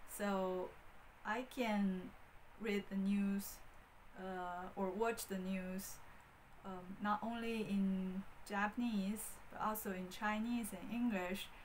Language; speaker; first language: English; non-native, fluent; Chinese